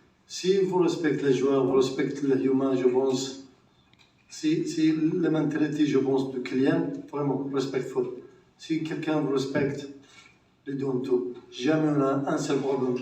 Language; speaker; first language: French; non-native, learner; Arabic